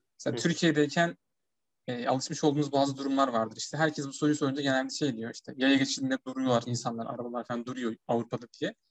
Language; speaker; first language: Turkish; native; Turkish